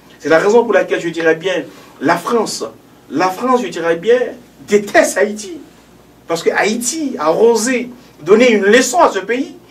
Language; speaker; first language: French; non-native, local second language; Haitian Creole